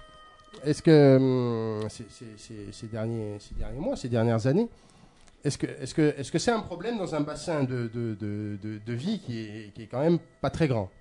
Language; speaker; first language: French; native; French